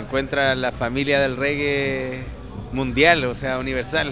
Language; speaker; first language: Spanish; native; Spanish